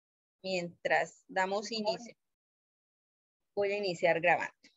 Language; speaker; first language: Spanish; native; Spanish